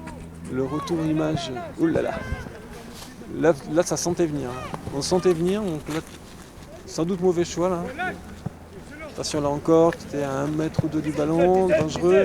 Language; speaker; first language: French; native; French